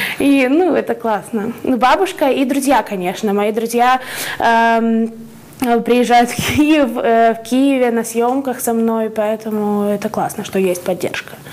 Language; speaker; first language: Russian; native; Russian